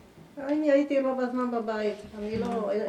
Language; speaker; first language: Hebrew; non-native, fluent; Spanish